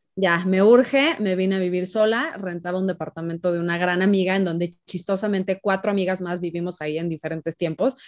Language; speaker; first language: Spanish; native; Spanish